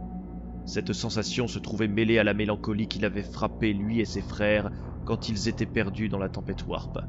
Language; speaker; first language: French; native; French